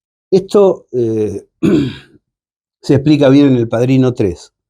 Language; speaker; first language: Spanish; native; Spanish